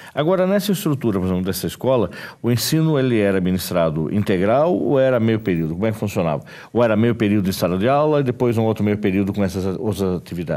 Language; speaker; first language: Portuguese; native; Portuguese